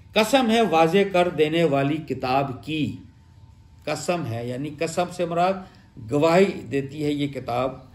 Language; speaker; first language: Urdu; native; Urdu